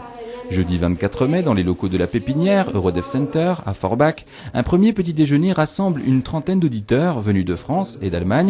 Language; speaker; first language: French; native; French